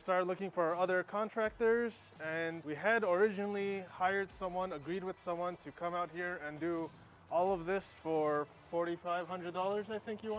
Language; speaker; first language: English; native; English